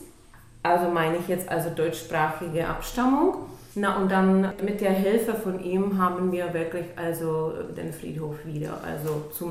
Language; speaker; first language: German; non-native, local second language; Czech